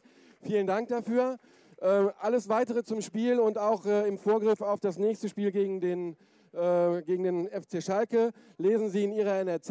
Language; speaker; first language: German; native; German